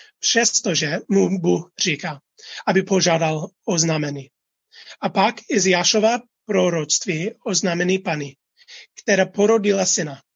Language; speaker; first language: Czech; non-native, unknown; English